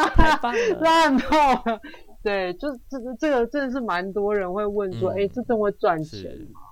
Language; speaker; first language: Chinese; non-native, local second language; Min Nan Chinese